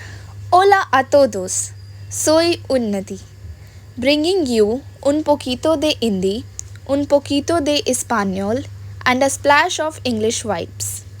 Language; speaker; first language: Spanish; non-native, learner; Hindi